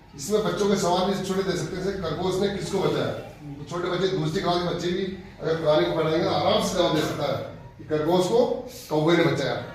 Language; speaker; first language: Hindi; native; Hindi